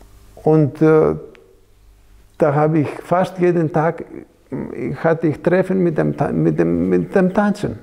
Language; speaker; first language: German; non-native, fluent; Greek